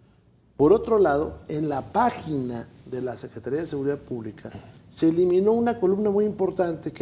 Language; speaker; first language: Spanish; native; Spanish